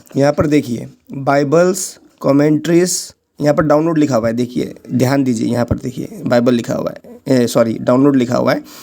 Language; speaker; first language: Hindi; non-native, local second language; Nepali